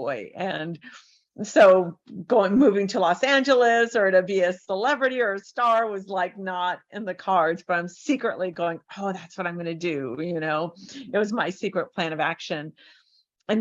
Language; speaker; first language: English; native; English